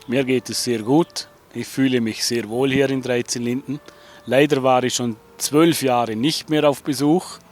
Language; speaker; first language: German; native; German